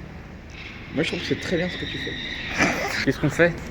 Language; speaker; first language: French; native; French